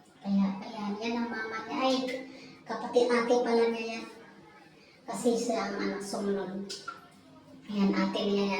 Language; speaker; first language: Filipino; native; Filipino